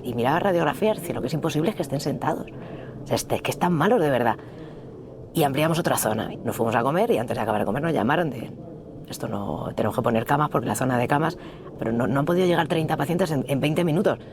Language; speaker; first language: Spanish; native; Spanish